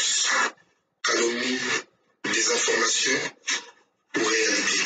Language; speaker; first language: French; non-native, local second language; Lingala